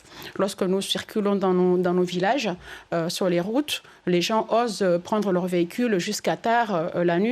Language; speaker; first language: French; non-native, local second language; Comorian